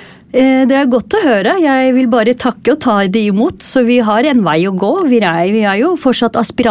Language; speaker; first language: Norwegian; non-native, fluent; Turkish